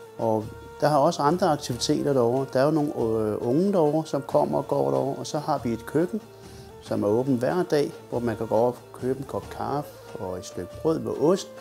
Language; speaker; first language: Danish; early bilingual, other home language; Turkish